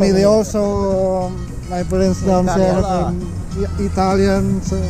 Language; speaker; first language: English; non-native, learner; Indonesian